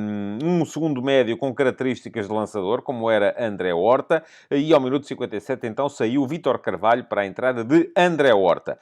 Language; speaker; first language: Portuguese; native; Portuguese